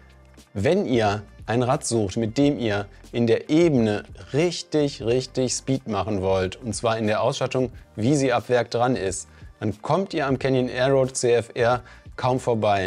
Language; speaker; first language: German; native; German